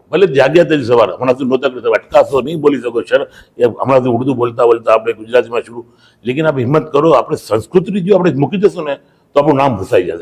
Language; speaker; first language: Gujarati; early bilingual, heritage; Gujarati